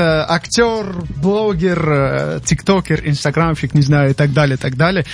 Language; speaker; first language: Russian; non-native, local second language; Tajik